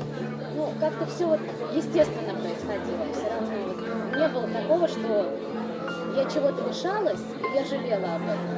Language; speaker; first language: Russian; native; Russian